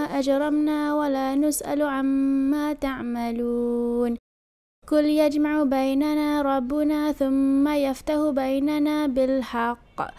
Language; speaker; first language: Arabic; non-native, learner; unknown